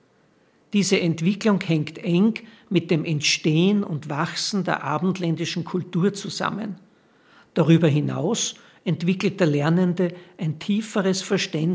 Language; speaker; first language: German; native; German